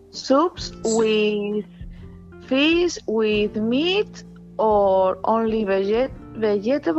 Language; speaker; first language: English; non-native, learner; Spanish